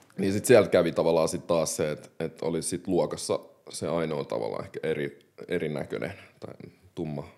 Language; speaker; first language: Finnish; early bilingual, other home language; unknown